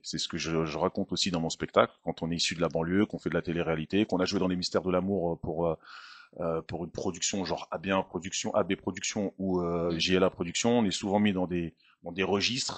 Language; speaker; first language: French; native; French